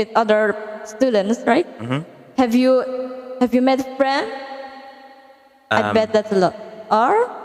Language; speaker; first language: English; non-native, learner; Indonesian